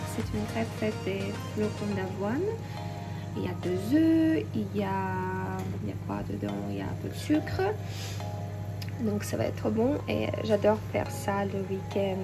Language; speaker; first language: French; non-native, fluent; Russian